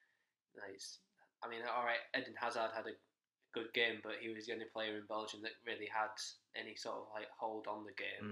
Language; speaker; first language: English; native; English